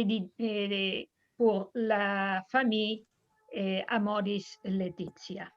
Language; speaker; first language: French; non-native, fluent; Spanish